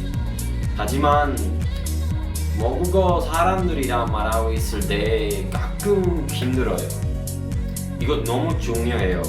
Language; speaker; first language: Korean; non-native, learner; Spanish